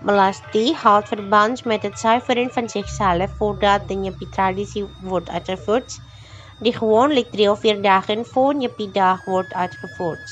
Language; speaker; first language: Dutch; non-native, fluent; Indonesian